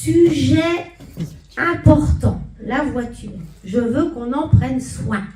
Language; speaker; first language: French; native; French